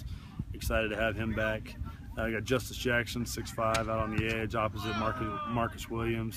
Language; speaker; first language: English; native; English